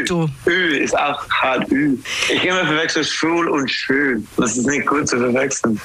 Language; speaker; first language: German; non-native, learner; English